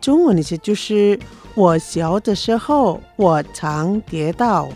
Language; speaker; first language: Chinese; non-native, fluent; Indonesian